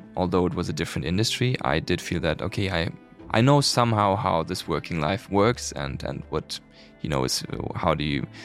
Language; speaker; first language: English; non-native, fluent; German